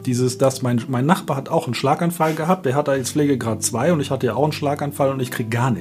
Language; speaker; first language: German; native; German